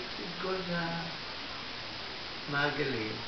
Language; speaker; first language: Hebrew; non-native, fluent; Russian